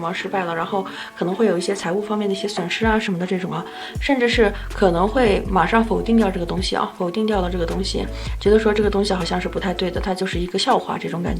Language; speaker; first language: Chinese; native; Chinese